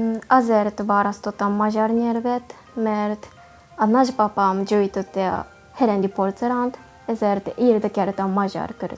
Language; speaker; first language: Hungarian; non-native, learner; Japanese